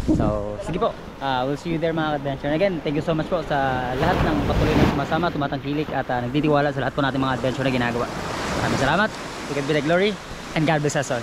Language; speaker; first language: Filipino; non-native, local second language; Cebuano